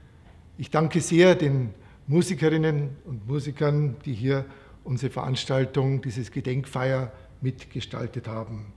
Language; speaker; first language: German; native; German